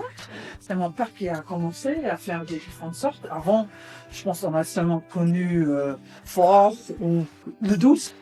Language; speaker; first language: French; non-native, fluent; German